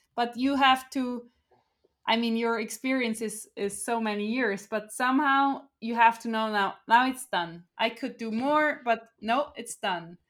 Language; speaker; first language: English; non-native, fluent; Swiss German